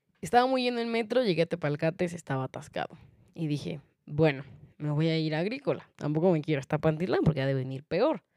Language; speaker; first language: Spanish; native; Spanish